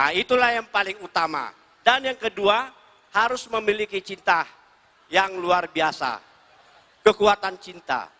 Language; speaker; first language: Indonesian; non-native, local second language; Batak Toba